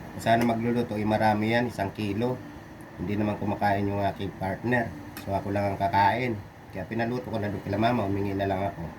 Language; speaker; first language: Filipino; non-native, local second language; Bikol